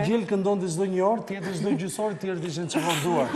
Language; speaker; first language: Albanian; native; Albanian